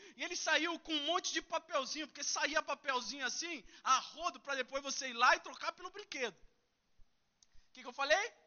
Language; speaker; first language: Portuguese; early bilingual, heritage; Portuguese